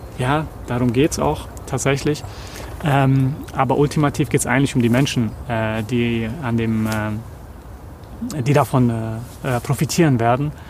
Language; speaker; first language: German; early bilingual, other home language; Serbian